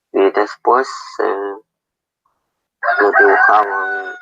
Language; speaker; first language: Spanish; non-native, local second language; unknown